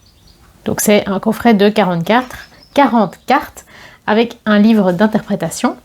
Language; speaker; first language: French; native; French